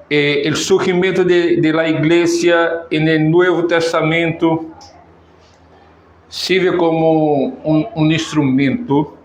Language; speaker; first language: Spanish; non-native, fluent; Portuguese